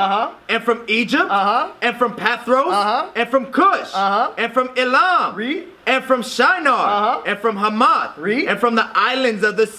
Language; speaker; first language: English; native; English